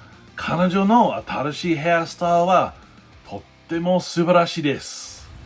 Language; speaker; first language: Japanese; non-native, learner; English